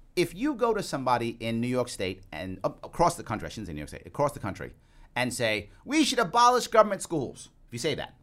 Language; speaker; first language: English; native; English